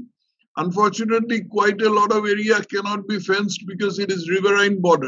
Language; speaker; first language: English; non-native, local second language; Bangla